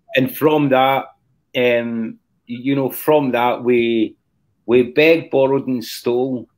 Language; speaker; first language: English; native; English